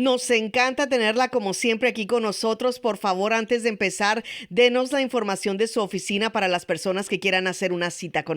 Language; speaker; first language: Spanish; native; Spanish